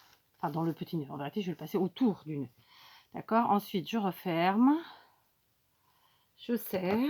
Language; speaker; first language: French; native; French